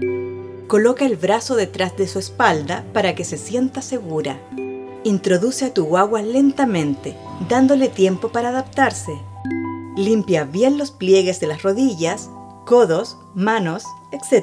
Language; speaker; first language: Spanish; native; Spanish